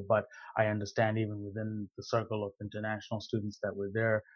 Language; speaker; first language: English; non-native, local second language; Shona